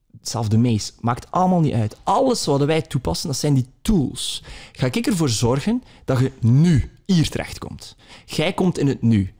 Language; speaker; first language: Dutch; native; Dutch